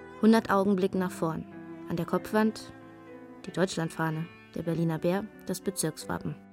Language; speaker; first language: German; native; German